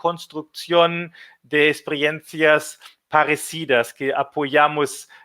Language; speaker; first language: Spanish; non-native, fluent; German